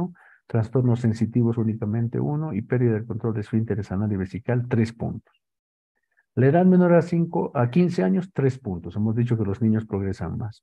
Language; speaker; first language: Spanish; native; Spanish